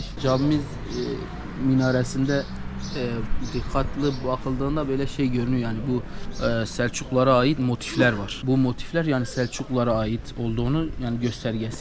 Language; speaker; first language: Turkish; native; Turkish